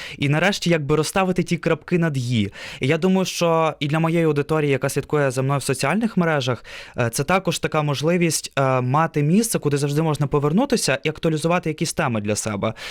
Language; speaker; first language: Ukrainian; non-native, local second language; Russian